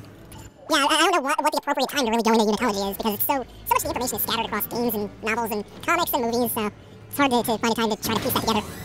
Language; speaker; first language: English; native; English